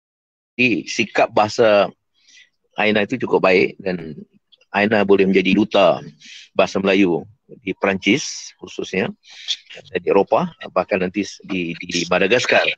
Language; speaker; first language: Malay; native; Malay